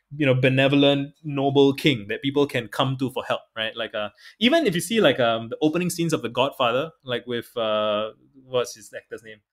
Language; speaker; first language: English; native; English